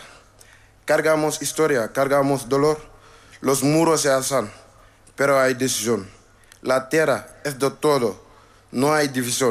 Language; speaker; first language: Spanish; non-native, learner; Wolof